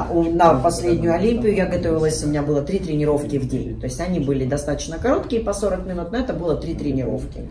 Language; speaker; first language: Russian; native; Russian